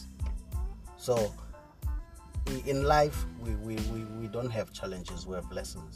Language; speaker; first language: English; non-native, local second language; Xhosa